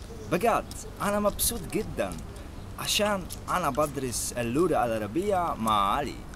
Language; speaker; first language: Arabic; non-native, learner; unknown